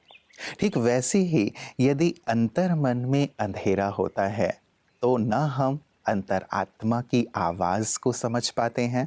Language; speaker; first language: Hindi; native; Hindi